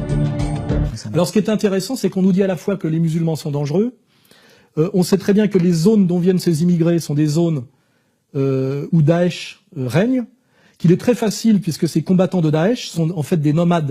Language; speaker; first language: French; native; French